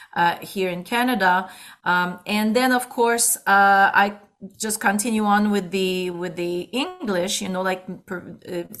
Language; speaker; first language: English; native; English